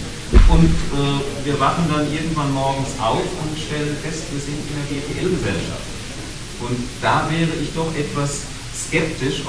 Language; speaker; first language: German; native; German